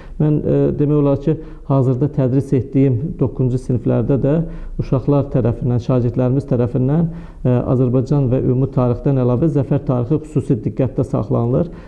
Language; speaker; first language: Azerbaijani; native; Azerbaijani